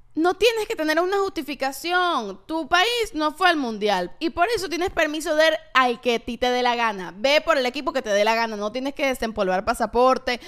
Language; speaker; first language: Spanish; native; Spanish